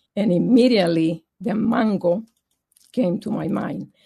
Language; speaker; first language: English; non-native, fluent; Spanish